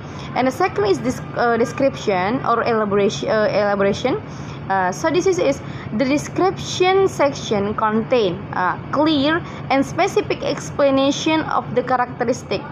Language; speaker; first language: English; non-native, fluent; Indonesian